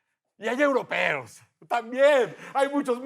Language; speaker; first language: Spanish; native; Spanish